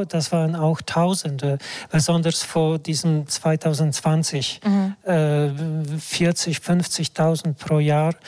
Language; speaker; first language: German; non-native, fluent; Polish